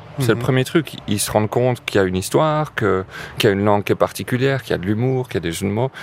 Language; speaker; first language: French; native; French